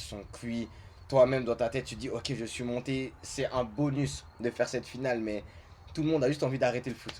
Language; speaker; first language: French; native; French